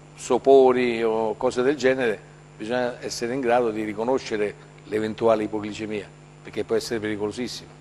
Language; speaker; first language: Italian; native; Italian